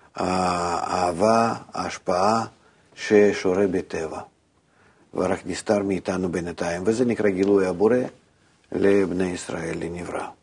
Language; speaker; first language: Hebrew; non-native, fluent; Russian